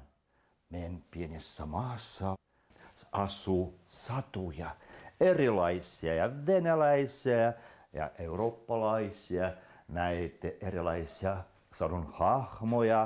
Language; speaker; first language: Finnish; non-native, local second language; Russian